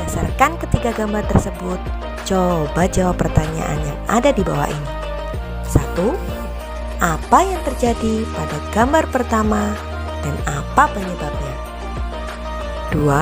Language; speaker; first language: Indonesian; native; Indonesian